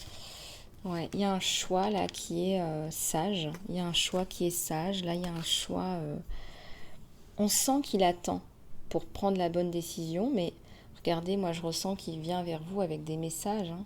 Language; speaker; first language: French; native; French